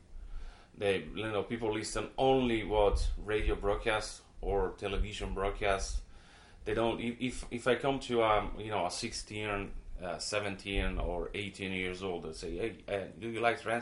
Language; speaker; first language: English; non-native, fluent; Italian